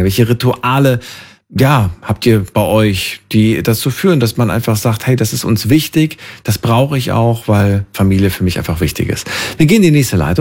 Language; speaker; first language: German; native; German